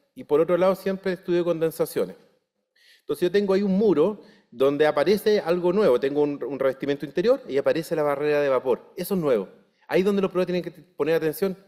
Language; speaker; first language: Spanish; native; Spanish